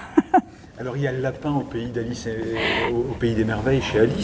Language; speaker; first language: French; native; French